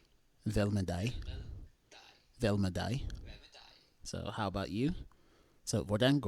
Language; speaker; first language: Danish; non-native, learner; English